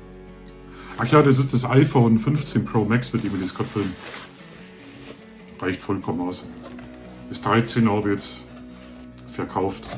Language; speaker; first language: German; native; German